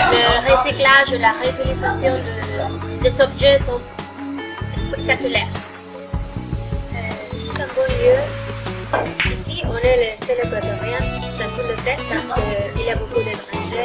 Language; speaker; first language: French; non-native, learner; Spanish